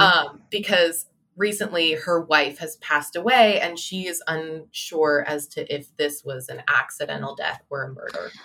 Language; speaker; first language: English; native; English